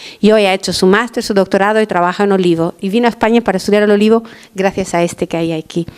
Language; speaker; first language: Spanish; non-native, fluent; Albanian